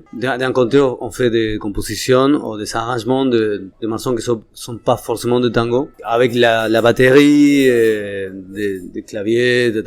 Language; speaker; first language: French; non-native, fluent; Spanish